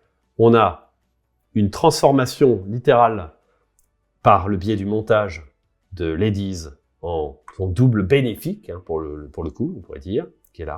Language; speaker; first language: French; native; French